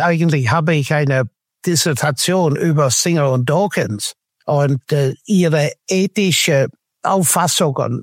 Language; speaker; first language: German; non-native, fluent; English